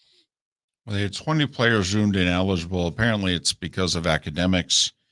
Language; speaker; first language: English; native; English